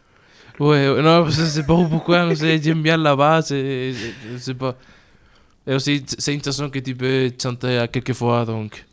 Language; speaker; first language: French; non-native, learner; Spanish